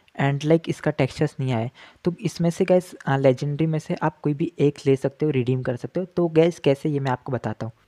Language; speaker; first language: Hindi; native; Hindi